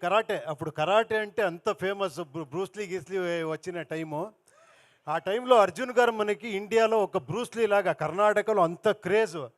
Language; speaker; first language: Telugu; non-native, local second language; Kannada